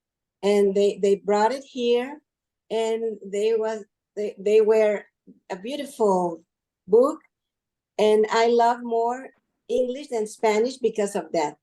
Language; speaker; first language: English; non-native, learner; Spanish